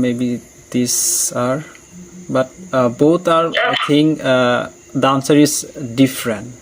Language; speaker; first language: English; non-native, learner; Bangla